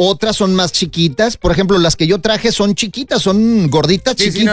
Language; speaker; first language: Spanish; native; Spanish